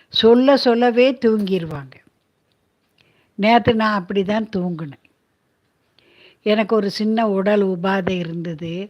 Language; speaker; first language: Tamil; native; Tamil